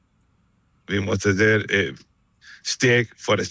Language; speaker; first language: Swedish; non-native, fluent; Spanish